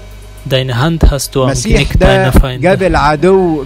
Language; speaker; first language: German; non-native, fluent; Arabic